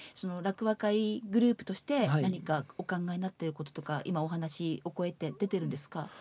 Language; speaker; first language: Japanese; native; Japanese